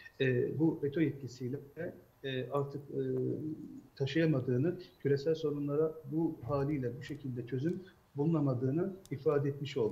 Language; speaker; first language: Turkish; native; Turkish